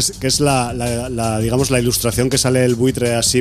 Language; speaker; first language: Spanish; native; Spanish